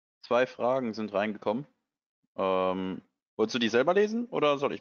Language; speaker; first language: German; native; German